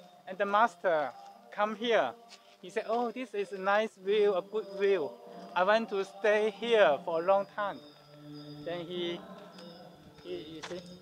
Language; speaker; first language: English; non-native, learner; Chinese